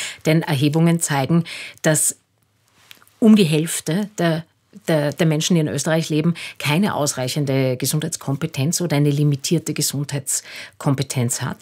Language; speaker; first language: German; native; German